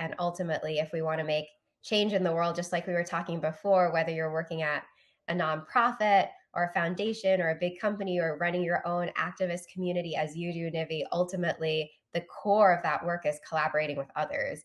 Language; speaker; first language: English; native; English